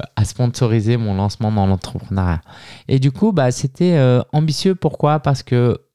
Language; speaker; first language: French; native; French